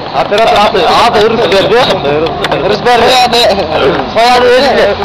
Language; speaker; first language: Turkish; non-native, learner; Kyrgyz